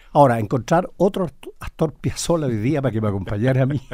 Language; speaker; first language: Spanish; native; Spanish